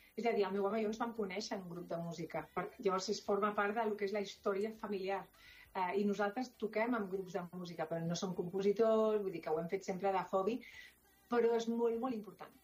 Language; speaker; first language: Catalan; non-native, local second language; Spanish